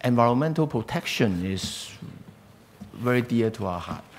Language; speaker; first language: English; non-native, local second language; Chinese